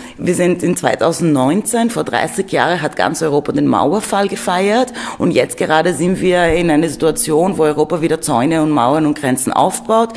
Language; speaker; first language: German; non-native, fluent; Greek